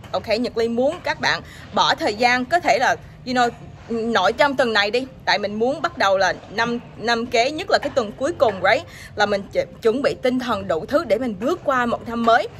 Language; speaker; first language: Vietnamese; early bilingual, heritage; Vietnamese